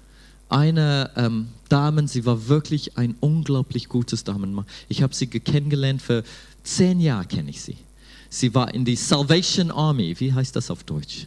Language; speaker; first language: German; non-native, fluent; English